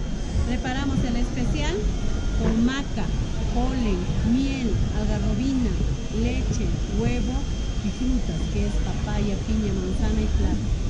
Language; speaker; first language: Spanish; native; Spanish